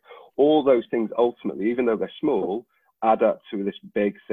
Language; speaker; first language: English; native; English